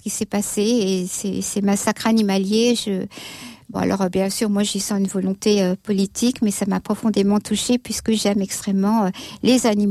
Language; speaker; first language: French; native; French